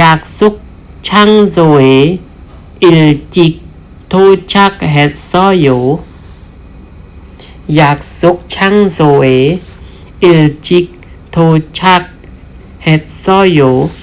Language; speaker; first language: Korean; non-native, fluent; Khmer